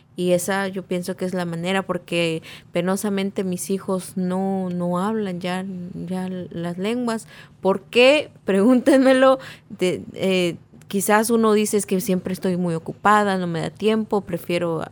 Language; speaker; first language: Spanish; non-native, local second language; Tzeltal